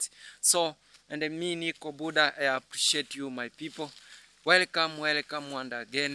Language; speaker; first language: English; non-native, learner; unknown